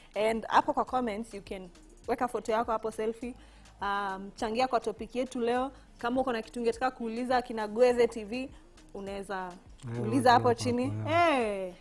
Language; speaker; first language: Swahili; native; Swahili